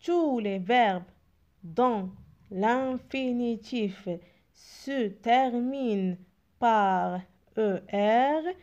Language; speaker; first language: French; non-native, local second language; Arabic